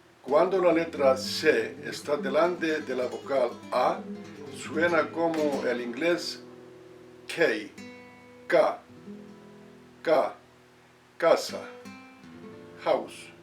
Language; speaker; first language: Spanish; non-native, fluent; English